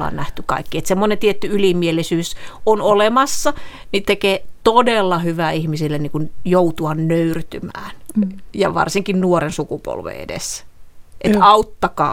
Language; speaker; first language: Finnish; native; Finnish